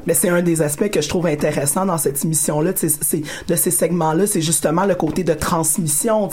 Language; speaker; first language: French; native; French